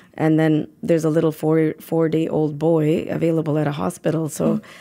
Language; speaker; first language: English; native; English